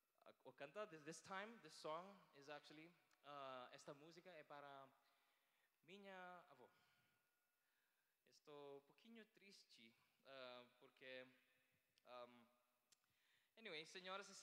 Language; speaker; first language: Portuguese; non-native, learner; Filipino